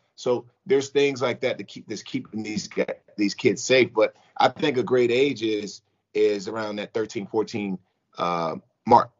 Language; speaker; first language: English; native; English